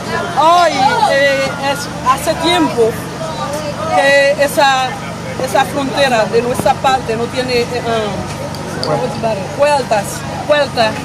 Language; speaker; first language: Spanish; non-native, local second language; Haitian Creole